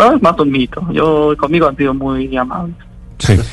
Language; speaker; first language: Spanish; non-native, fluent; German